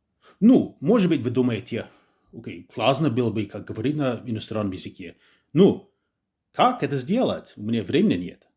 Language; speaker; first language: Russian; non-native, fluent; English